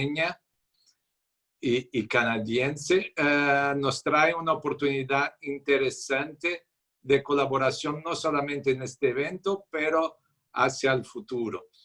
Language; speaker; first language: Spanish; non-native, fluent; Portuguese